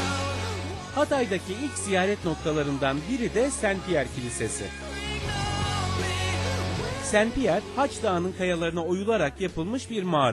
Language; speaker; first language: Turkish; native; Turkish